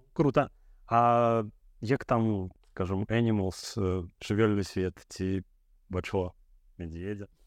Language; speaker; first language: Belarusian; non-native, local second language; Russian